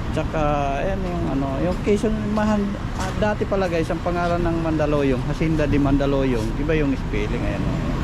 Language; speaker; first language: Filipino; non-native, local second language; Waray